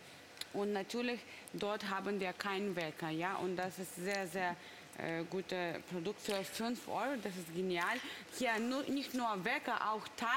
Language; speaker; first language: German; non-native, learner; Russian